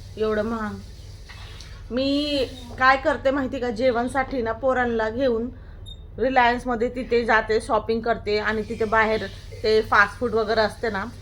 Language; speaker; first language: Marathi; non-native, local second language; Hindi